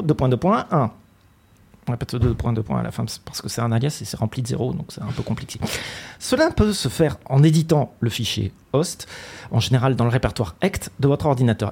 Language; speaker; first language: French; native; French